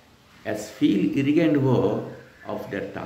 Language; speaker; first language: German; non-native, learner; Telugu